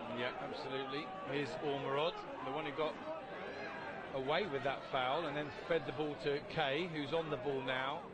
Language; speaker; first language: English; native; English